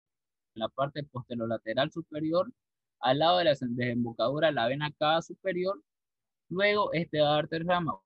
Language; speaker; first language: Spanish; native; Spanish